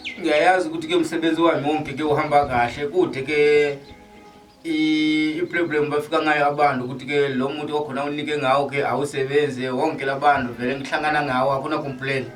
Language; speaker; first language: Zulu; early bilingual, other home language; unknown